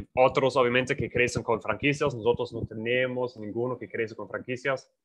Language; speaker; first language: Spanish; non-native, fluent; German